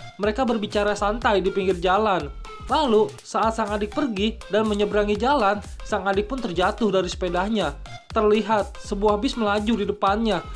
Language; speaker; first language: Indonesian; native; Indonesian